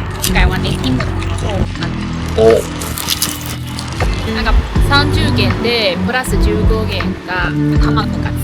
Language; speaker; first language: Japanese; non-native, fluent; Chinese